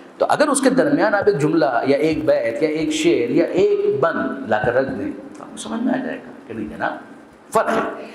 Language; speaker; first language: Urdu; non-native, local second language; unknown